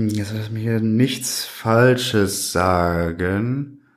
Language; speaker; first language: German; native; German